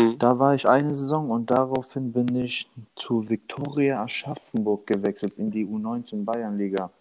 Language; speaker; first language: German; early bilingual, other home language; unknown